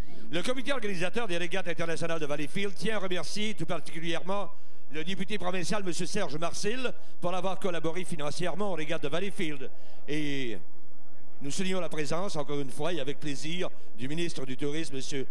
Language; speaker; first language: French; native; French